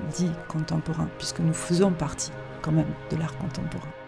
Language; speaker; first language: French; native; French